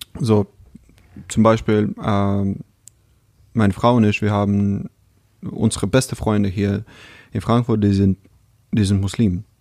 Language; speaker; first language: German; non-native, fluent; Russian